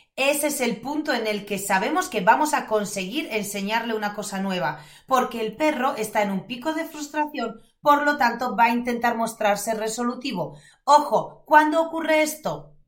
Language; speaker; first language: Spanish; non-native, fluent; Polish